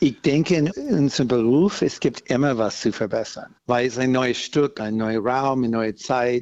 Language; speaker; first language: German; non-native, fluent; English